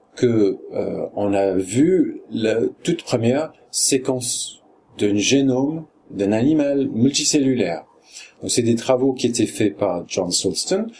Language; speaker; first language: French; non-native, fluent; English